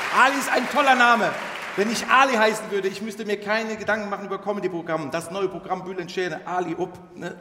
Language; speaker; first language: German; early bilingual, other home language; Turkish